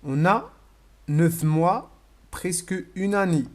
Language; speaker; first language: French; non-native, local second language; Arabic